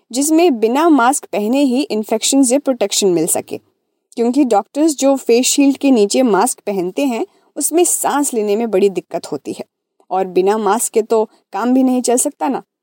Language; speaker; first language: Hindi; native; Hindi